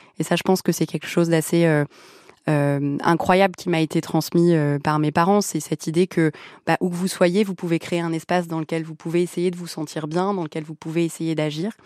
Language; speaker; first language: French; early bilingual, other home language; Arabic